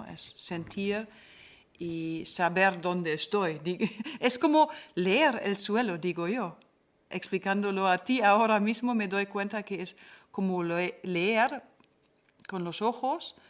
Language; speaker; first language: Spanish; non-native, fluent; German